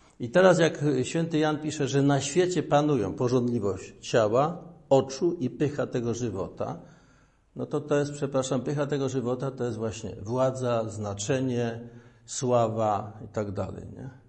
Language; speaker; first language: Polish; native; Polish